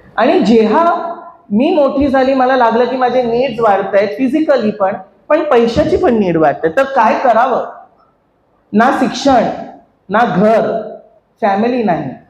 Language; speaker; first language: Marathi; non-native, local second language; Hindi